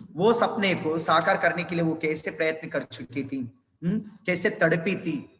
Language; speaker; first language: Hindi; non-native, local second language; Telugu